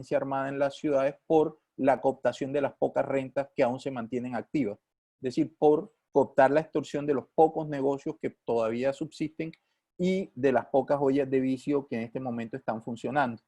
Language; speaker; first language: Spanish; native; Spanish